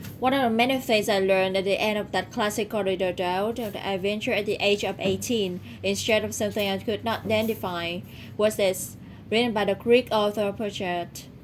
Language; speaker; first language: English; non-native, learner; Vietnamese